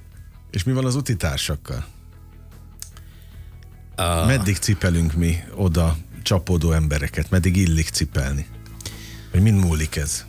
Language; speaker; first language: Hungarian; native; Hungarian